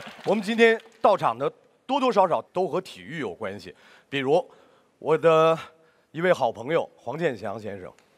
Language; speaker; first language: Chinese; native; Chinese